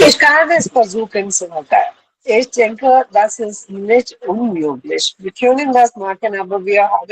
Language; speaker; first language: German; non-native, learner; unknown